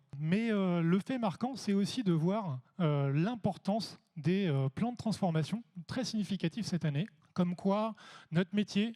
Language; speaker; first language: French; native; French